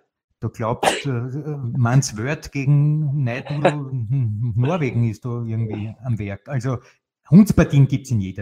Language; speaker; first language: German; native; German